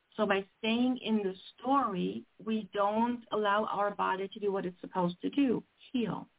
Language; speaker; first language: English; non-native, fluent; German